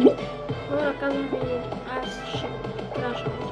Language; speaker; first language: Bulgarian; native; Bulgarian